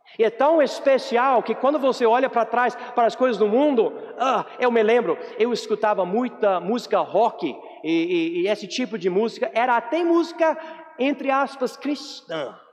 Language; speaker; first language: Portuguese; non-native, fluent; English